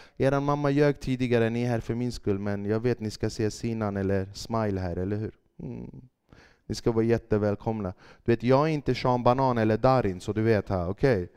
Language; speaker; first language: Swedish; early bilingual, other home language; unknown